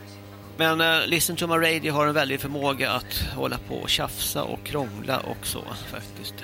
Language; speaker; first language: Swedish; native; Swedish